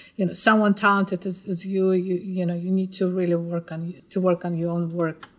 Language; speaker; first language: English; non-native, fluent; Russian